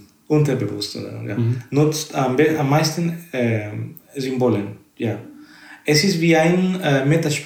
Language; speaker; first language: German; non-native, fluent; Spanish